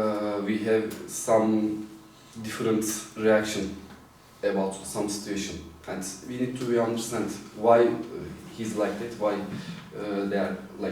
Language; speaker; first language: English; non-native, fluent; Turkish